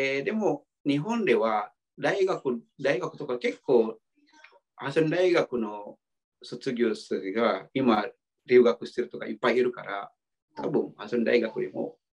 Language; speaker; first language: Japanese; non-native, fluent; Indonesian